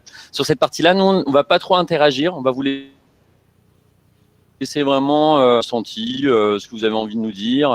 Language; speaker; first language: French; native; French